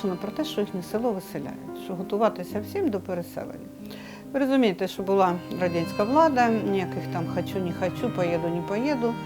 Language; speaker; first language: Ukrainian; native; Ukrainian